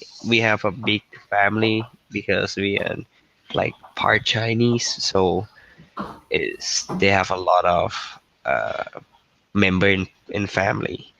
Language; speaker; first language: English; non-native, learner; Thai